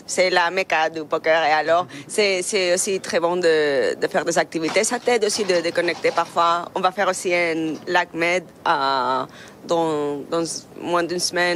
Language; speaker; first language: French; non-native, fluent; Spanish